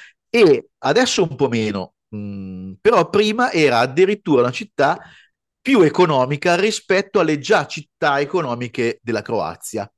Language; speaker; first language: Italian; native; Italian